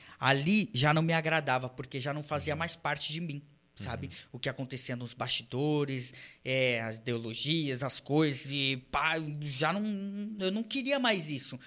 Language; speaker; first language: Portuguese; native; Portuguese